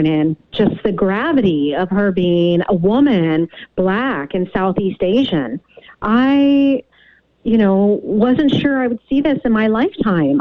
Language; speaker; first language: English; native; English